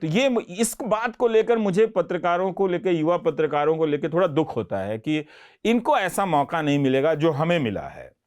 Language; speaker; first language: Hindi; non-native, local second language; Bhojpuri